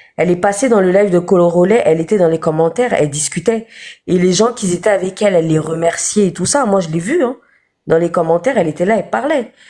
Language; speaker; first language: French; early bilingual, other home language; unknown